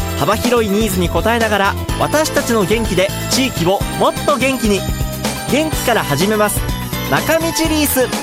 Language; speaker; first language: Japanese; native; Japanese